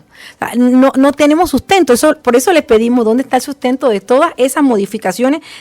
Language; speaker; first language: Spanish; native; Spanish